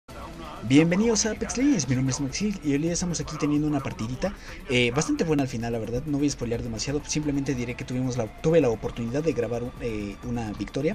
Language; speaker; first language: Spanish; native; Spanish